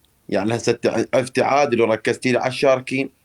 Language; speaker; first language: Arabic; native; Arabic